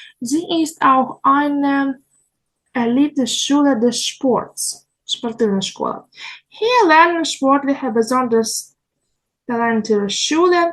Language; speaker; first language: German; non-native, learner; Ukrainian